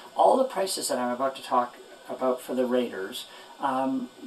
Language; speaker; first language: English; native; English